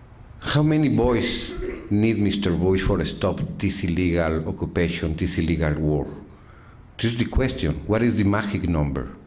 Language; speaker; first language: English; non-native, learner; Spanish